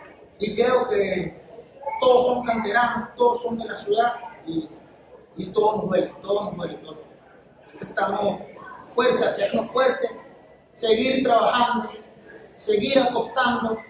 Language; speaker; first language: Spanish; native; Spanish